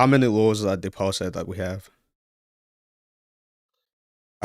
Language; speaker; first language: English; native; English